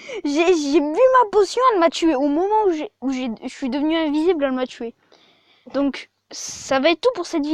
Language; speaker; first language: French; native; French